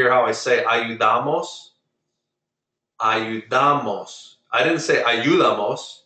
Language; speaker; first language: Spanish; non-native, fluent; English